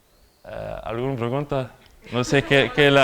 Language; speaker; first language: Spanish; non-native, learner; Arabic